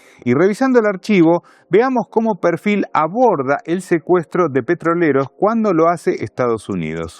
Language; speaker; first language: Spanish; native; Spanish